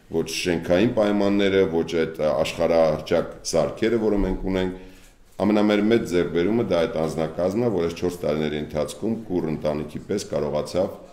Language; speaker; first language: Armenian; native; Armenian